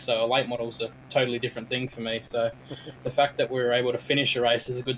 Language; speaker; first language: English; native; English